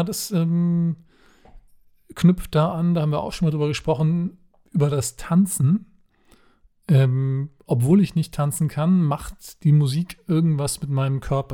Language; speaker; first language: German; native; German